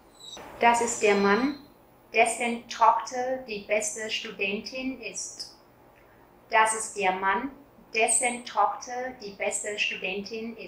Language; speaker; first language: German; non-native, fluent; Vietnamese